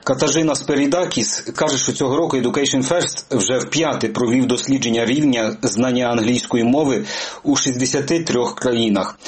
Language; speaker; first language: Ukrainian; native; Ukrainian